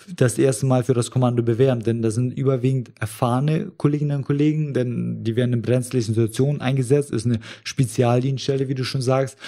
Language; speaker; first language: German; early bilingual, other home language; Russian